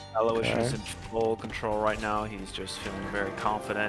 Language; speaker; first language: English; native; English